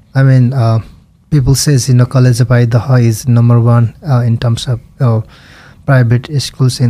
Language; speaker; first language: English; non-native, local second language; Nepali